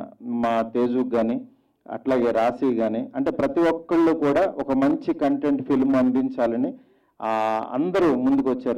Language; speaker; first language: Telugu; native; Telugu